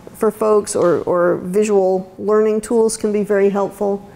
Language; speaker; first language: English; native; English